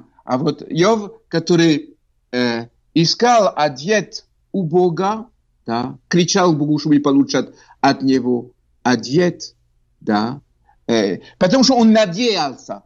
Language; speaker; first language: Russian; non-native, fluent; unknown